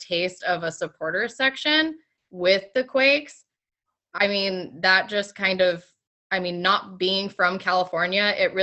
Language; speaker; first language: English; native; English